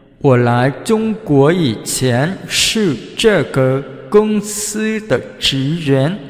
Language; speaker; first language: Chinese; non-native, fluent; Vietnamese